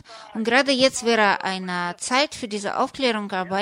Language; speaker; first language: German; non-native, fluent; Russian